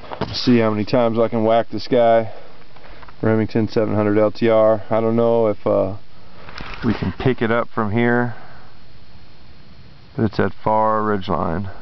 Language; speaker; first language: English; native; English